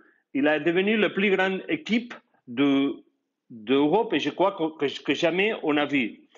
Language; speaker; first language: French; non-native, fluent; Spanish